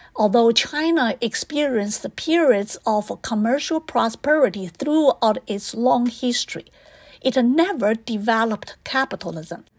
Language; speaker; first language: English; non-native, fluent; Chinese